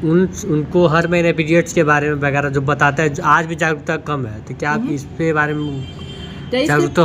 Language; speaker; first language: Hindi; native; Hindi